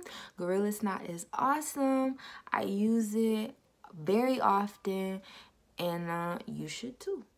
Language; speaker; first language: English; native; English